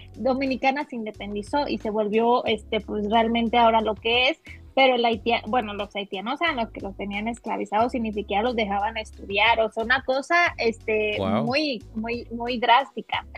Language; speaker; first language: Spanish; native; Spanish